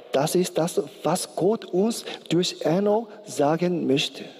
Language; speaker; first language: German; non-native, learner; Korean